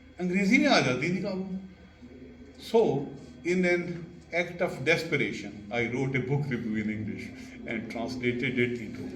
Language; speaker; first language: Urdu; non-native, local second language; Punjabi